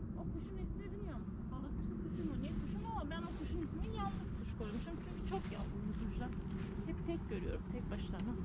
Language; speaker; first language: Turkish; native; Turkish